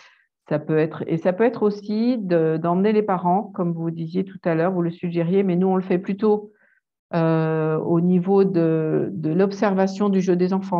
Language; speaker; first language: French; native; French